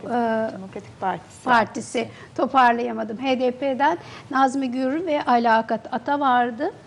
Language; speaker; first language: Turkish; native; Turkish